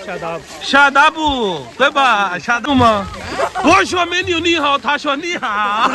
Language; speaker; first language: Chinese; non-native, learner; Urdu